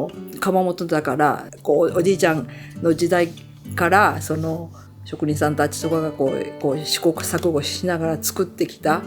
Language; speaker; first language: Japanese; native; Japanese